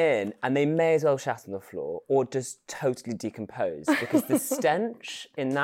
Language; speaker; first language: English; native; English